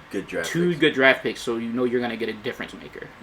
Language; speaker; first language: English; native; English